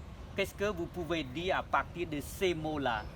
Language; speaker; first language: French; non-native, fluent; Khmer